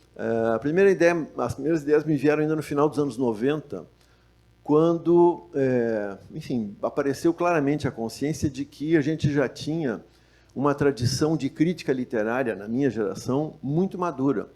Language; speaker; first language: Portuguese; native; Portuguese